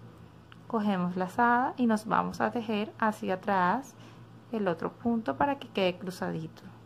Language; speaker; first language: Spanish; native; Spanish